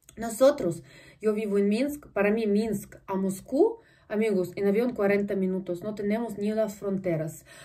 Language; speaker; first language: Spanish; non-native, fluent; Russian